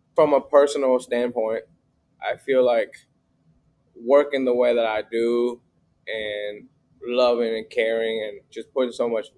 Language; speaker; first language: English; early bilingual, other home language; Vietnamese